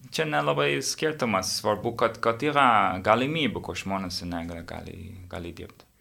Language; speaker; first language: Lithuanian; non-native, learner; English